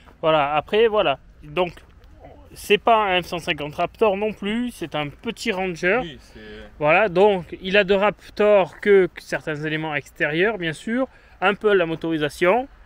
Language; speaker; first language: French; native; French